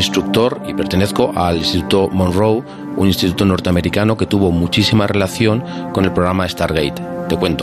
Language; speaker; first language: Spanish; native; Spanish